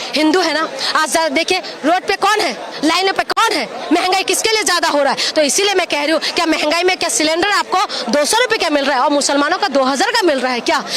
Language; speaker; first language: Hindi; non-native, local second language; Assamese